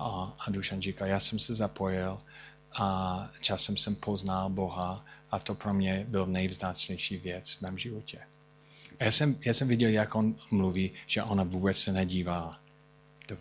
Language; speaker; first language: Czech; non-native, fluent; English